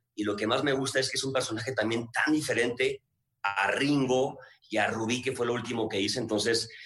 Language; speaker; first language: Spanish; native; Spanish